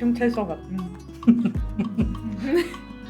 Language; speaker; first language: Korean; non-native, learner; Russian